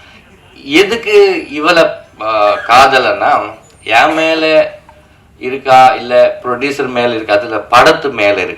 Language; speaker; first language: Tamil; non-native, learner; Telugu